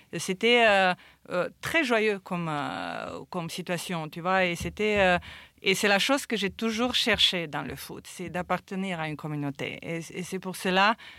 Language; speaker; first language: French; non-native, fluent; Romanian